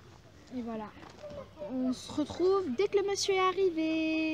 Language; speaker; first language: French; native; French